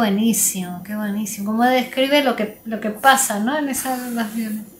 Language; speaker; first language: Spanish; native; Spanish